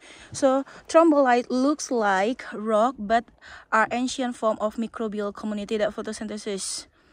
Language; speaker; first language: English; non-native, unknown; Indonesian